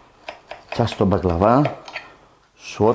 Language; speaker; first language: Polish; non-native, fluent; Greek